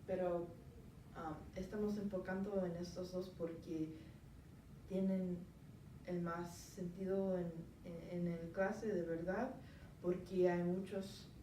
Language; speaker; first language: Spanish; non-native, learner; English